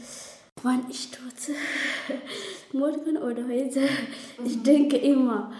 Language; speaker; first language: German; non-native, learner; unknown